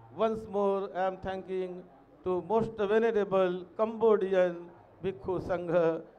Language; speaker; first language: English; non-native, local second language; Hindi